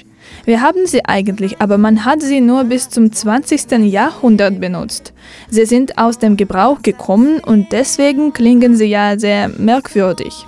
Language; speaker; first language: German; non-native, fluent; Russian